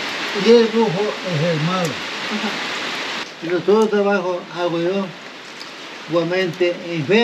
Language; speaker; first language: Spanish; non-native, local second language; Quechua